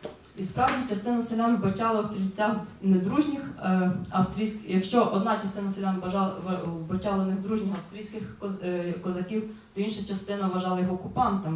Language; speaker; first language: Ukrainian; native; Ukrainian